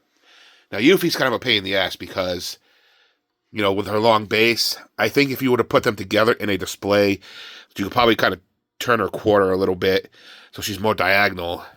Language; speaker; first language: English; native; English